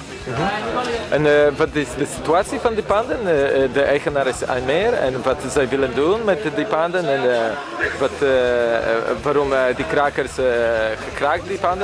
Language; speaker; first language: Dutch; non-native, learner; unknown